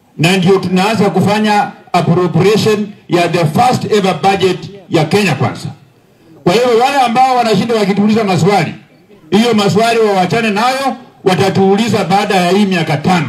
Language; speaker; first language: Swahili; non-native, local second language; Luyia